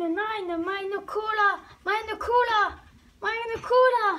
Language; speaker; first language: German; non-native, learner; French